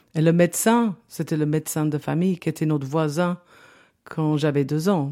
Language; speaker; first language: French; non-native, fluent; English